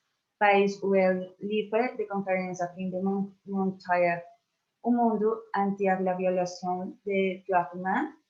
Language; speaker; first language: French; non-native, learner; Spanish